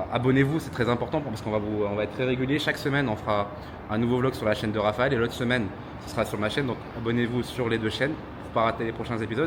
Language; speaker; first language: French; native; French